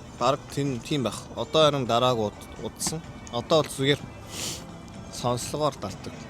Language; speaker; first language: Mongolian; early bilingual, heritage; Mongolian